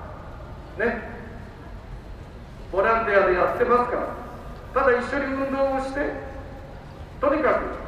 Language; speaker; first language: Japanese; native; Japanese